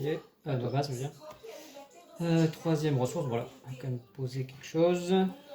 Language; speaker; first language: French; native; French